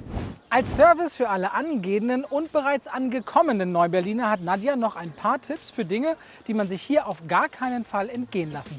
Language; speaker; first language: German; native; German